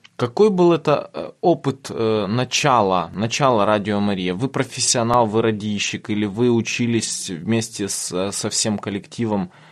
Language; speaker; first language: Russian; non-native, local second language; Ukrainian